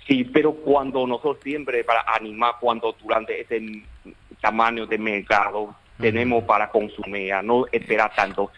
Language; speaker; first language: Spanish; non-native, learner; Chinese